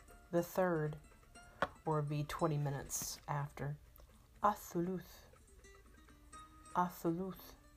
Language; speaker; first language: English; native; English